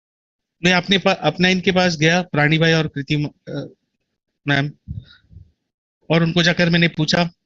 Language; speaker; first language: Hindi; native; Hindi